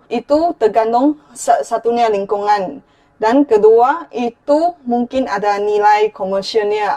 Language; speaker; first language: Indonesian; non-native, fluent; Chinese